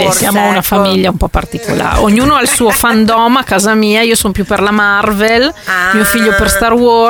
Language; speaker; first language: Italian; native; Italian